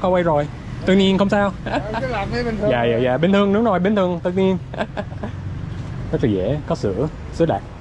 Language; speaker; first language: Vietnamese; non-native, learner; English